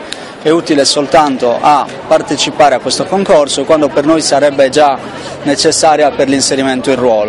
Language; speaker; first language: Italian; native; Italian